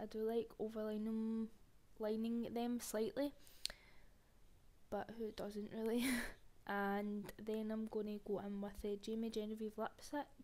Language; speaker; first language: English; native; English